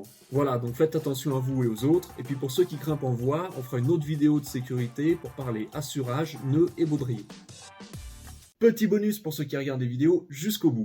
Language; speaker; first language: French; native; French